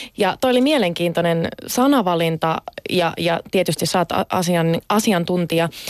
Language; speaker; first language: Finnish; early bilingual, other home language; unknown